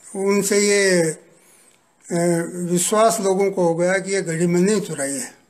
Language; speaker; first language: Hindi; native; Hindi